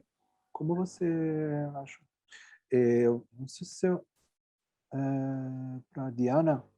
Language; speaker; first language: Portuguese; non-native, fluent; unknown